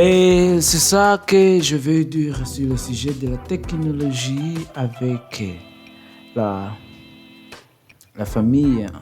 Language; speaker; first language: French; non-native, learner; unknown